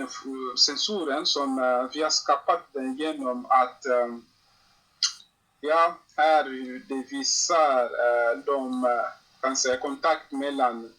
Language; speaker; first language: Swedish; non-native, learner; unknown